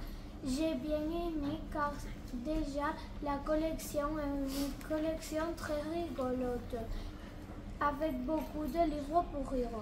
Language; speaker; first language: French; non-native, learner; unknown